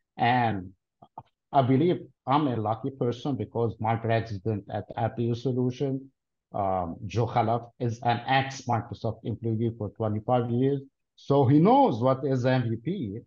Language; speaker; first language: English; non-native, fluent; Arabic